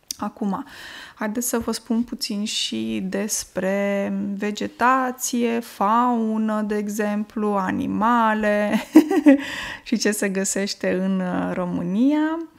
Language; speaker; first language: Romanian; native; Romanian